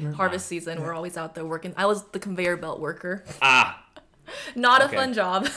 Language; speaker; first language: English; early bilingual, other home language; Japanese